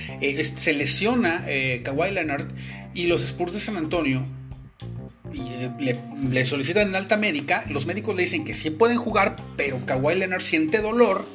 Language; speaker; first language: Spanish; native; Spanish